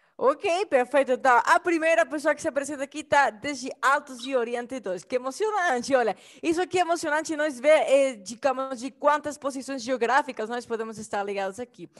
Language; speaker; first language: Portuguese; non-native, fluent; Spanish